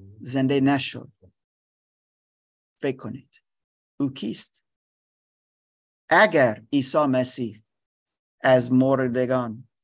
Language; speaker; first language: Persian; non-native, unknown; English